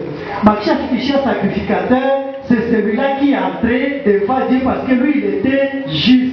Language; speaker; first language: French; non-native, local second language; Swahili